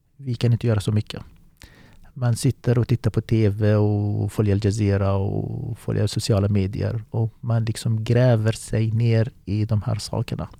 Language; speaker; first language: Swedish; early bilingual, other home language; Arabic